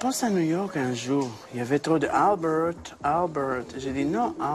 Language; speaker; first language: French; non-native, fluent; Hebrew